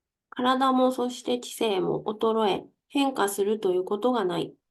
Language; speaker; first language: Japanese; native; Japanese